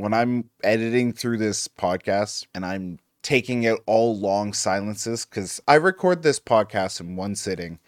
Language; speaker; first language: English; native; English